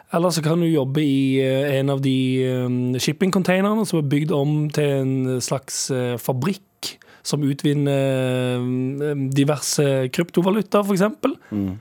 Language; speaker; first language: Norwegian; early bilingual, other home language; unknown